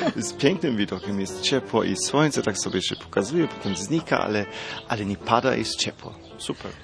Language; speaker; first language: Polish; non-native, fluent; German